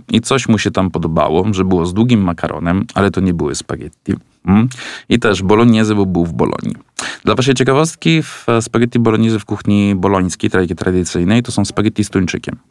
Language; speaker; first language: Polish; non-native, fluent; Italian